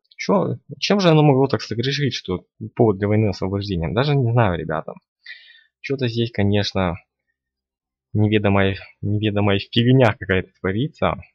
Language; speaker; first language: Russian; native; Russian